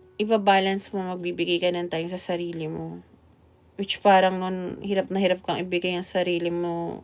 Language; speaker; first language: Filipino; non-native, local second language; Bikol